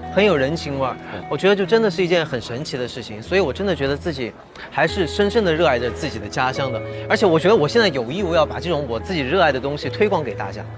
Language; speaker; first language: Chinese; native; Chinese